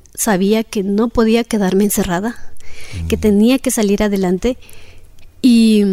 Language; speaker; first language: Spanish; native; Spanish